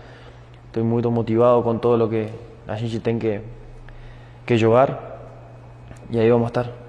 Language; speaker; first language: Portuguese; non-native, fluent; Spanish